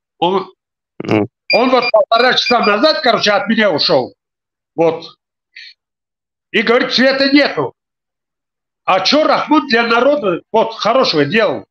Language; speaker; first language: Russian; non-native, local second language; Tajik